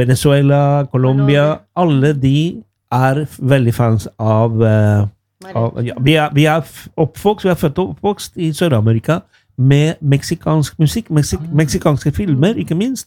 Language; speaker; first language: Swedish; non-native, fluent; Spanish